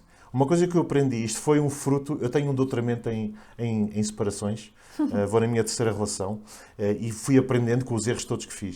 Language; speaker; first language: Portuguese; native; Portuguese